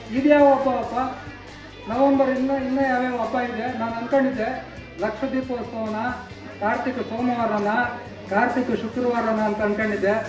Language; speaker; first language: Kannada; non-native, local second language; Urdu